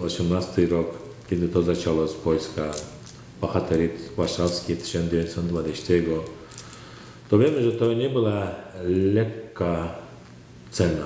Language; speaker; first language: Polish; non-native, learner; Turkmen